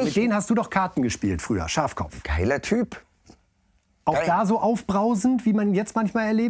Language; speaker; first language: German; native; German